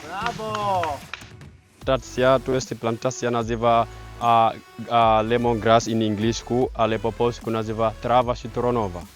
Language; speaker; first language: Polish; non-native, learner; Swahili